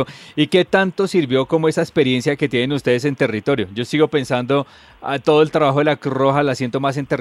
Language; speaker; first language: Spanish; native; Spanish